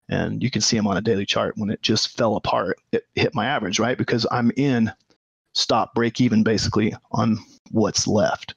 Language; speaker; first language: English; native; English